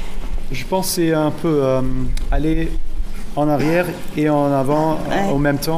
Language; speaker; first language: French; non-native, fluent; German